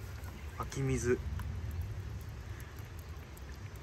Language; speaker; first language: Japanese; native; Japanese